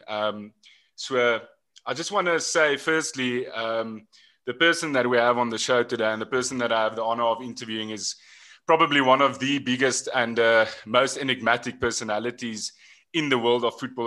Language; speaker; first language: English; non-native, local second language; Afrikaans